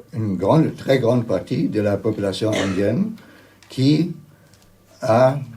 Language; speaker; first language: French; non-native, learner; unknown